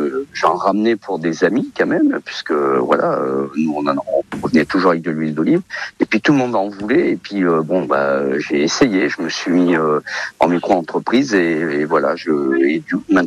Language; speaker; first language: French; early bilingual, other home language; Portuguese